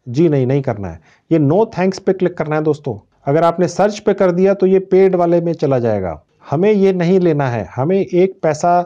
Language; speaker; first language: Hindi; native; Hindi